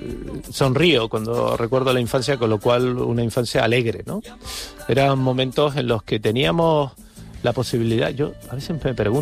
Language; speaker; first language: Spanish; native; Spanish